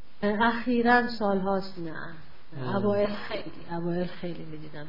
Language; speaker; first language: Persian; native; Persian